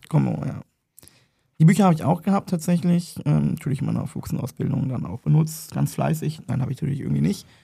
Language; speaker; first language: German; native; German